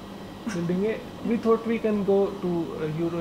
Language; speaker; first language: English; non-native, learner; Hindi